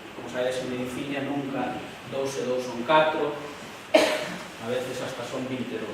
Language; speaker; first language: Spanish; non-native, local second language; Galician